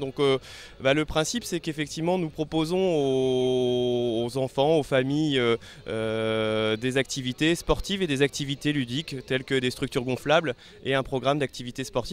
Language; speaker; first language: French; native; French